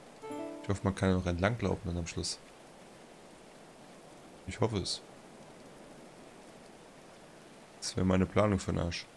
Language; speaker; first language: German; native; German